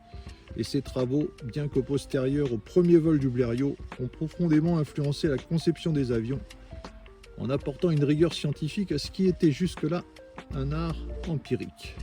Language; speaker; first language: French; native; French